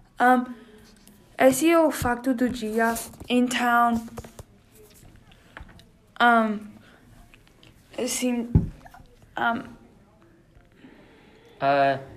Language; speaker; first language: Portuguese; non-native, learner; English